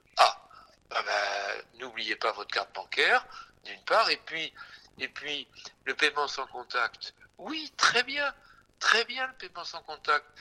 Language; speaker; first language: French; native; French